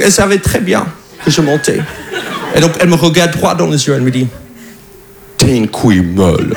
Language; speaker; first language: French; non-native, fluent; English